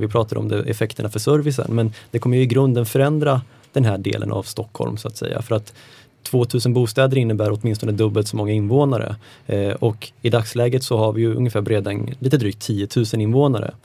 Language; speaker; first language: Swedish; native; Swedish